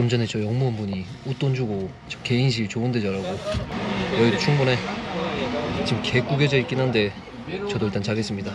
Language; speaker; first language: Korean; native; Korean